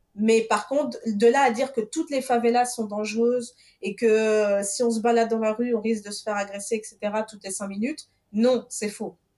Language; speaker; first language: French; early bilingual, other home language; Portuguese